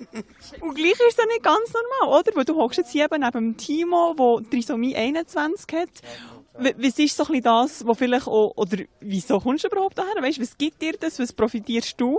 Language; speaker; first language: German; native; German